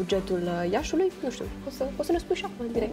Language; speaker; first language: Romanian; native; Romanian